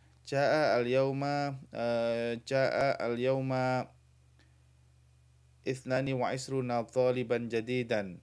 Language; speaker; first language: Arabic; non-native, fluent; Indonesian